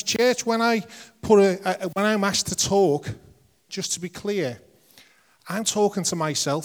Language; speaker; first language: English; native; English